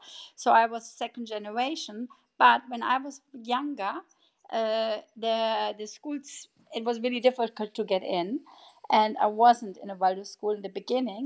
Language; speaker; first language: English; non-native, fluent; German